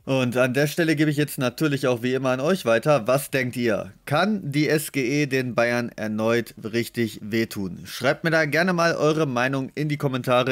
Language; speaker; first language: German; native; German